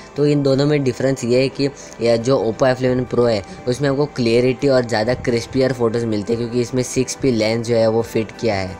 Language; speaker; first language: Hindi; native; Hindi